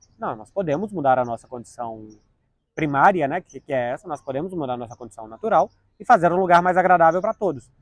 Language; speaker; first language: Portuguese; native; Portuguese